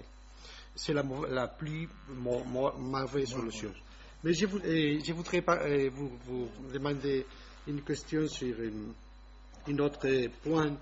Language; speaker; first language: French; non-native, learner; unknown